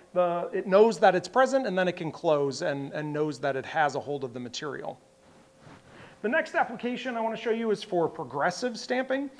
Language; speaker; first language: English; native; English